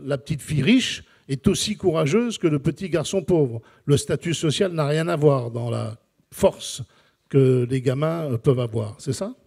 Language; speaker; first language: French; native; French